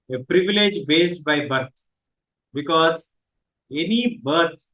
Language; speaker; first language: English; non-native, local second language; Telugu